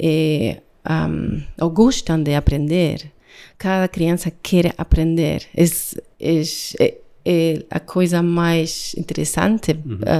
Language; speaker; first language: Portuguese; non-native, learner; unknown